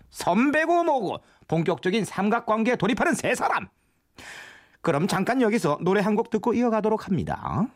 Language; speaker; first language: Korean; native; Korean